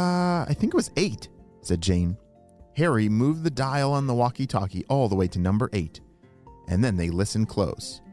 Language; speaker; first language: English; native; English